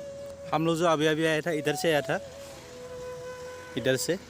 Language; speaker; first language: Hindi; non-native, local second language; Bodo